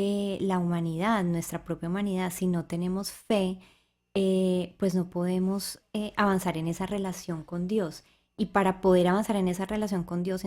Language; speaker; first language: Spanish; native; Spanish